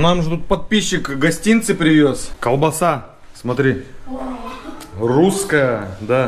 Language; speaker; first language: Russian; native; Russian